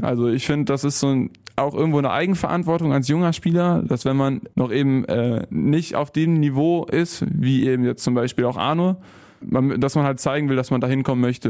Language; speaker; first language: German; native; German